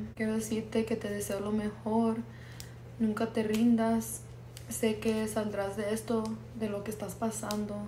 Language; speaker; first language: Spanish; early bilingual, heritage; Spanish